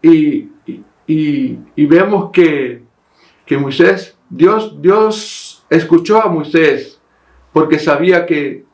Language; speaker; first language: Spanish; native; Spanish